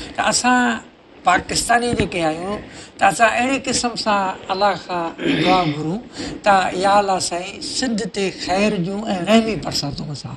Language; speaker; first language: Sindhi; native; Sindhi